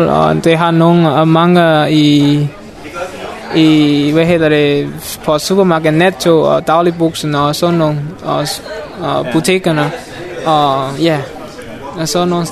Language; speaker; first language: Danish; non-native, learner; Mon